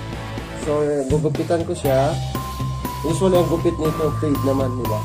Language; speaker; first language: Filipino; native; Filipino